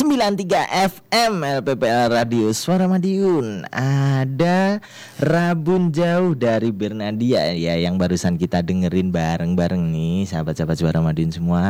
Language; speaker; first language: Indonesian; native; Indonesian